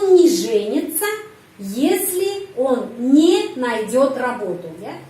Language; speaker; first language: Russian; non-native, fluent; Indonesian